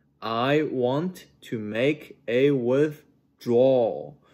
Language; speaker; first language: English; non-native, fluent; Chinese